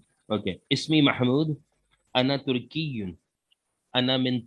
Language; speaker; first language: Arabic; non-native, learner; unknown